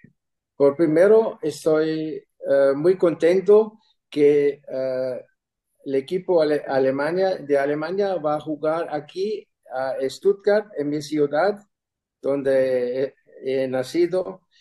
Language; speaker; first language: Spanish; non-native, fluent; German